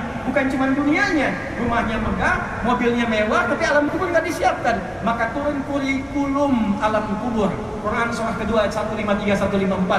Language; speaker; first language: Indonesian; native; Indonesian